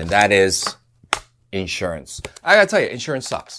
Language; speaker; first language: English; native; English